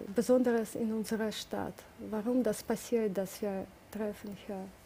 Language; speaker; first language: German; non-native, learner; Russian